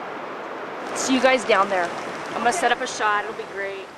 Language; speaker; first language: English; native; English